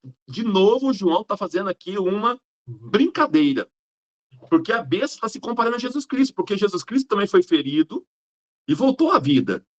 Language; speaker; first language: Portuguese; native; Portuguese